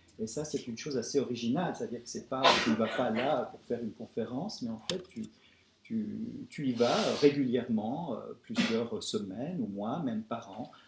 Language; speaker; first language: French; native; French